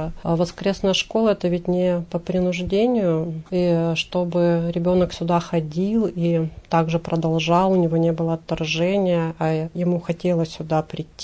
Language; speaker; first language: Russian; native; Russian